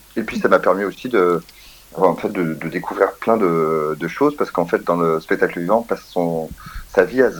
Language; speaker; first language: French; native; French